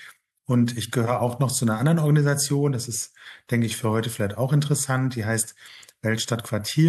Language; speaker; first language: German; native; German